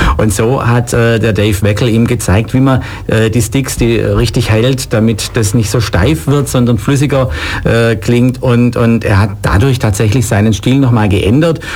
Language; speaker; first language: German; native; German